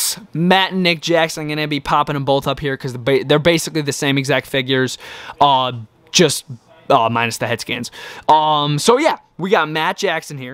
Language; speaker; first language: English; native; English